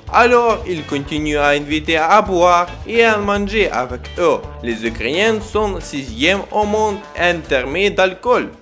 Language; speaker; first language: French; non-native, learner; Ukrainian